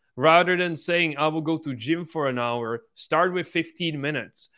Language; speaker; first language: English; non-native, fluent; Czech